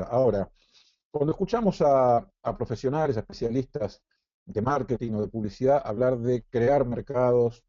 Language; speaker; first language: Spanish; native; Spanish